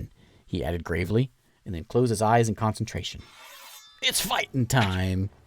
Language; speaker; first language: English; native; English